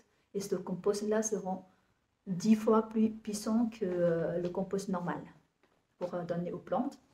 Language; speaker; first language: French; non-native, fluent; Vietnamese